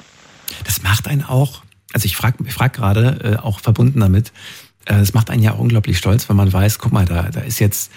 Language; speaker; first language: German; native; German